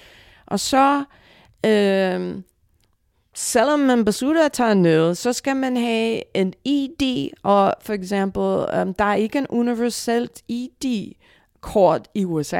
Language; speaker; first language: Danish; non-native, fluent; English